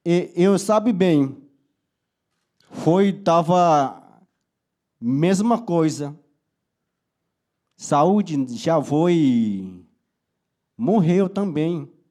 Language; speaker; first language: Portuguese; non-native, local second language; Yanomámi